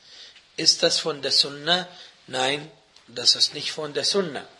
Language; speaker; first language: German; non-native, fluent; Arabic